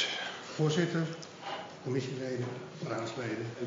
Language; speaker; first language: Dutch; native; Dutch